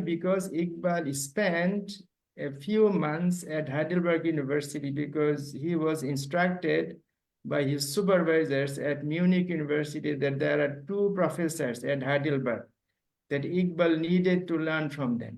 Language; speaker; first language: English; non-native, local second language; Bangla